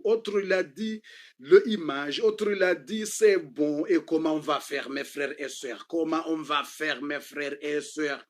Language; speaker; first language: French; non-native, learner; Comorian